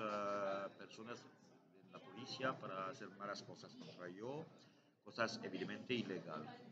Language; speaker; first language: Spanish; non-native, learner; French